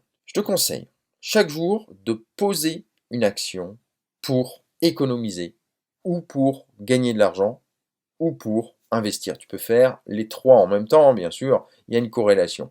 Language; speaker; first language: French; native; French